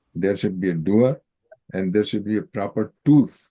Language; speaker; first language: English; non-native, local second language; Hindi